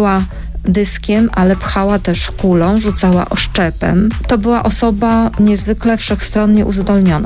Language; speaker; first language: Polish; native; Polish